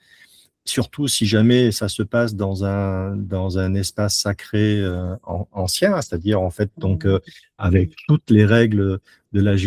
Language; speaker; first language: French; native; French